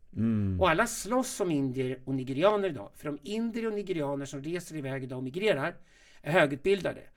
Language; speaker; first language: Swedish; native; Swedish